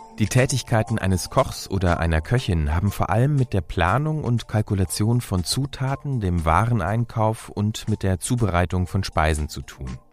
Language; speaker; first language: German; native; German